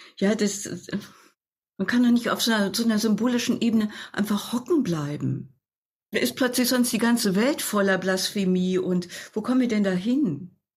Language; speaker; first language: German; native; German